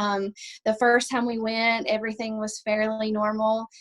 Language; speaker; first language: English; native; English